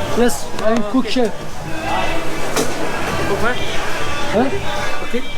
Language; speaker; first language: English; non-native, learner; Turkish